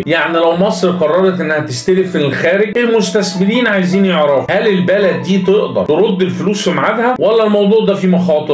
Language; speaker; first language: Arabic; native; Arabic